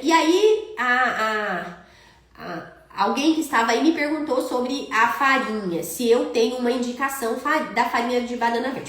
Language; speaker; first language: Portuguese; native; Portuguese